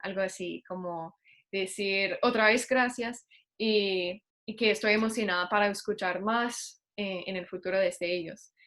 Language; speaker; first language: Spanish; non-native, fluent; English